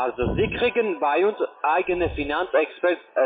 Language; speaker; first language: German; non-native, learner; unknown